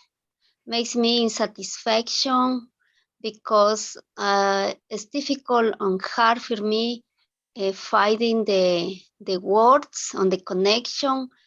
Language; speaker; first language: English; non-native, learner; Spanish